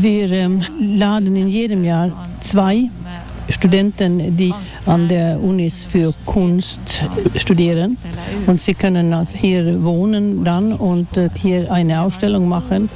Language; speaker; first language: German; non-native, fluent; Swedish